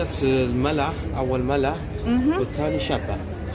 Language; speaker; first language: Arabic; non-native, learner; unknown